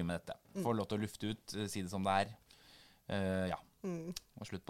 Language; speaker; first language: Norwegian; native; Norwegian